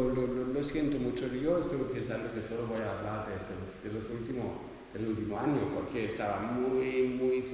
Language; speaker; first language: Spanish; non-native, learner; Dutch